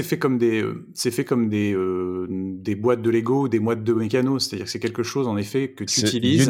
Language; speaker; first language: French; native; French